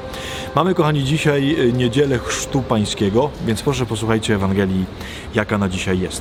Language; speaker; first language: Polish; native; Polish